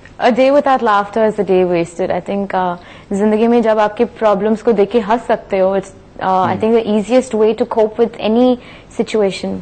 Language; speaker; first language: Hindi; non-native, local second language; Tamil